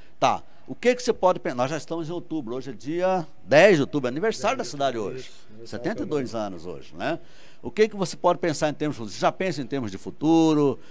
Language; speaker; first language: Portuguese; native; Portuguese